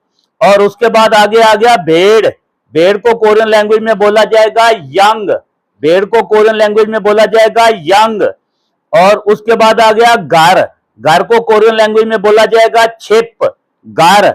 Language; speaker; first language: Hindi; non-native, local second language; Punjabi